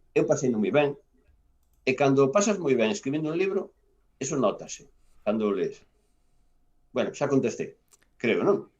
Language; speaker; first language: Galician; non-native, local second language; Spanish